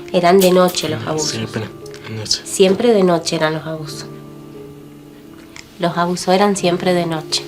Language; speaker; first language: Spanish; native; Spanish